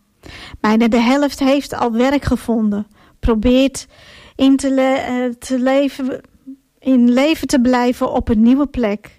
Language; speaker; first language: Dutch; non-native, fluent; Ukrainian